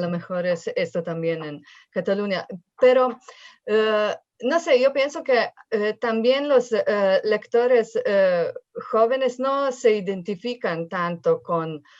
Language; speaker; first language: Spanish; non-native, fluent; Slovenian